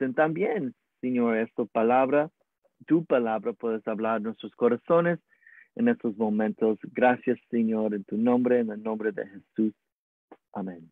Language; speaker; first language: Spanish; non-native, learner; English